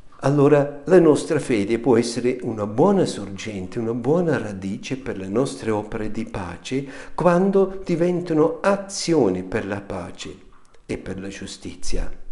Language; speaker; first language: Italian; non-native, fluent; German